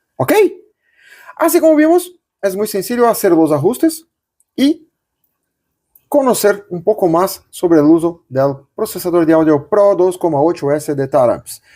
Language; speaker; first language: Spanish; non-native, local second language; Portuguese